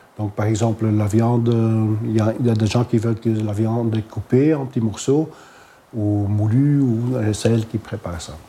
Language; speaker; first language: French; non-native, local second language; Dutch